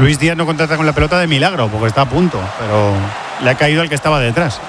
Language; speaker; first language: Spanish; native; Spanish